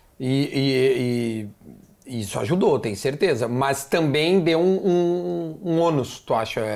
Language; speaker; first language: Portuguese; native; Portuguese